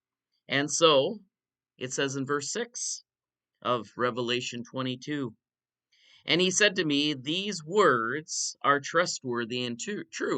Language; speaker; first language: English; native; English